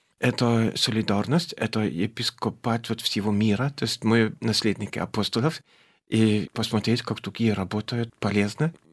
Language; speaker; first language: Russian; non-native, fluent; German